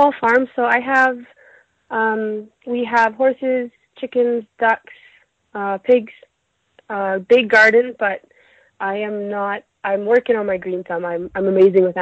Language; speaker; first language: English; native; English